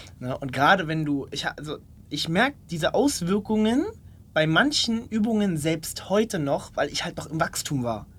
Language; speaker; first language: German; native; German